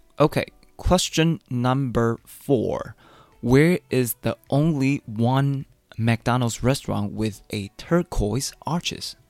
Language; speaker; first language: English; non-native, fluent; Chinese